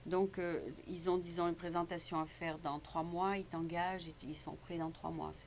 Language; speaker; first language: French; native; French